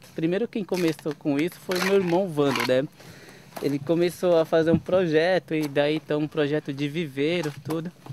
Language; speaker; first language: Portuguese; non-native, local second language; Guarani